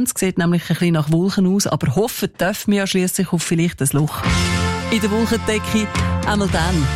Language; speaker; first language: German; native; German